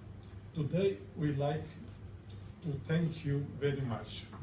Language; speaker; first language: English; non-native, learner; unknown